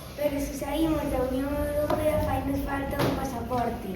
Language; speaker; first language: Galician; non-native, local second language; Spanish